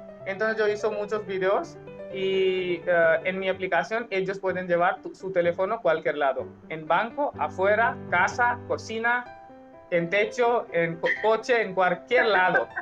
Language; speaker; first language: Spanish; non-native, learner; Hindi